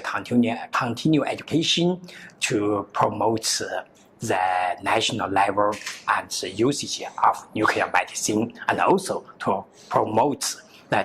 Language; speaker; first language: English; non-native, learner; Chinese